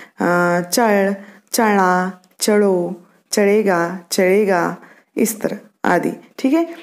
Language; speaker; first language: Hindi; non-native, local second language; Marathi